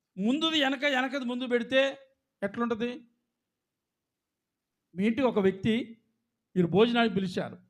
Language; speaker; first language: Telugu; native; Telugu